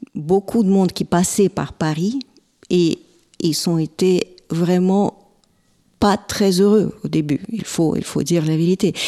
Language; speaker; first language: French; non-native, fluent; Russian